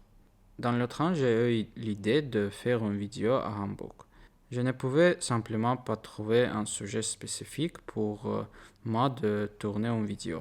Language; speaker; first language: French; non-native, learner; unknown